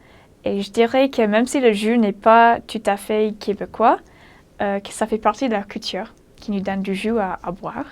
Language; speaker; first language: French; non-native, fluent; English